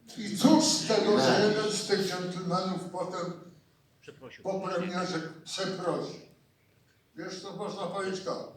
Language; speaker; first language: Polish; native; Polish